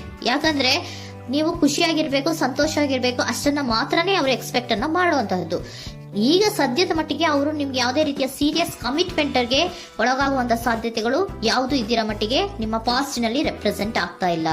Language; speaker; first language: Kannada; native; Kannada